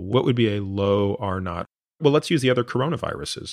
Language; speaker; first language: English; native; English